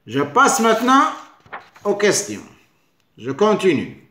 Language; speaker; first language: French; non-native, local second language; Arabic